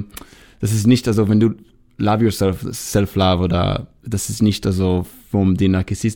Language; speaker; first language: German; non-native, learner; Hebrew